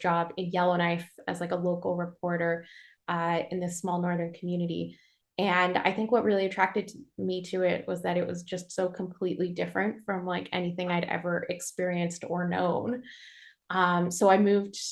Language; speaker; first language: English; native; English